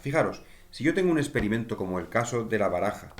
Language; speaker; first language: Spanish; native; Spanish